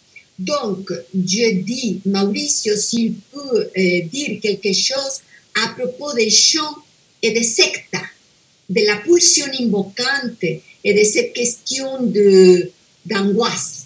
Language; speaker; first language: French; non-native, fluent; Spanish